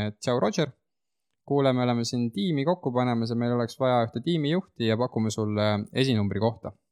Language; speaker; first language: Estonian; native; Estonian